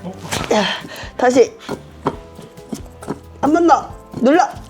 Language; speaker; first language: Korean; native; Korean